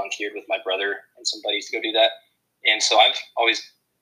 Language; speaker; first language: English; native; English